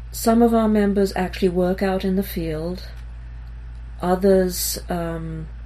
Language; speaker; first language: English; early bilingual, other home language; Hebrew